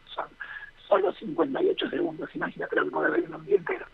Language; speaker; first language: Spanish; native; Spanish